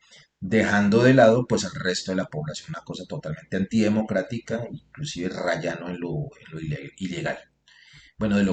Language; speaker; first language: Spanish; native; Spanish